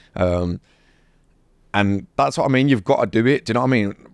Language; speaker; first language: English; native; English